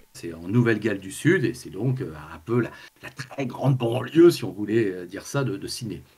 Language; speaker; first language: French; native; French